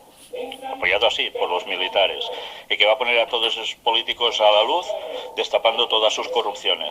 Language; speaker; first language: Spanish; native; Spanish